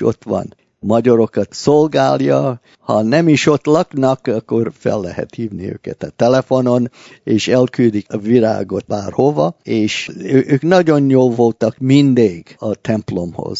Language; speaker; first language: Hungarian; early bilingual, heritage; Hungarian